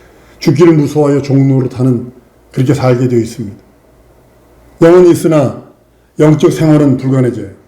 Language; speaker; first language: Korean; native; Korean